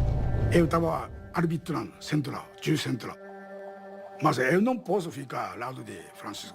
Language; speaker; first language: Portuguese; non-native, learner; Japanese